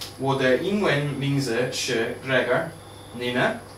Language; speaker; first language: Chinese; non-native, learner; English